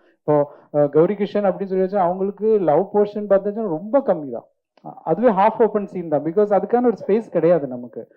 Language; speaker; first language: Tamil; non-native, fluent; Malayalam